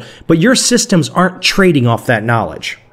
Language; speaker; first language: English; native; English